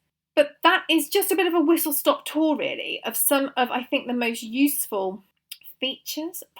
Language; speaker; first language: English; native; English